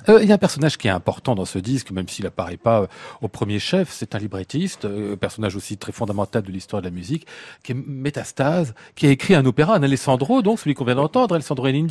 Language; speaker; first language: French; native; French